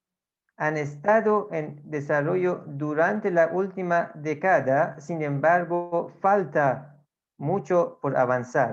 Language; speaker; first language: Spanish; non-native, fluent; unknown